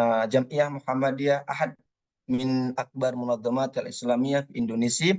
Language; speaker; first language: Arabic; non-native, learner; Indonesian